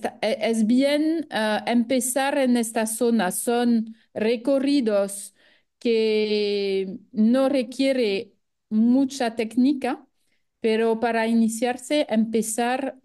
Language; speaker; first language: Spanish; non-native, fluent; French